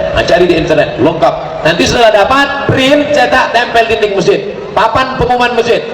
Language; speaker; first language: Indonesian; native; Indonesian